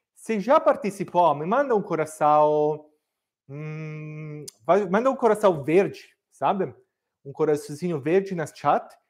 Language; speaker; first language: Portuguese; non-native, fluent; Italian